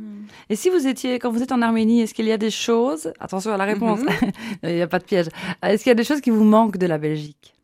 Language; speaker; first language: French; native; French